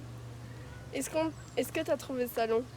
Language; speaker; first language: French; native; French